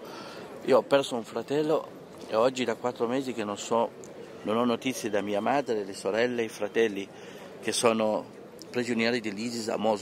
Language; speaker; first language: Italian; non-native, fluent; Arabic